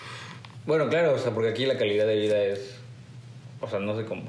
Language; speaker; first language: Spanish; native; Spanish